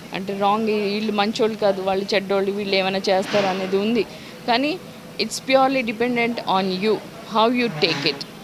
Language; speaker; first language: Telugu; non-native, local second language; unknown